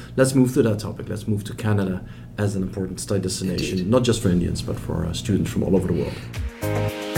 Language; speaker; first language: English; non-native, fluent; Dutch